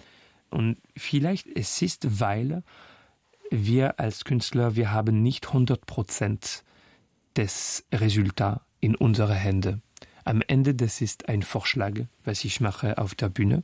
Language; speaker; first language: German; non-native, fluent; French